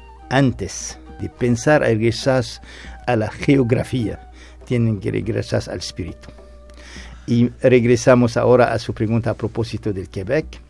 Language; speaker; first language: Spanish; non-native, fluent; Arabic